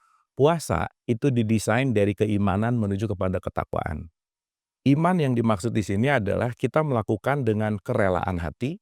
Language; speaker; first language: Indonesian; native; Indonesian